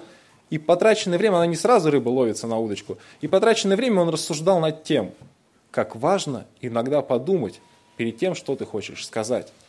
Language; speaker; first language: Russian; native; Russian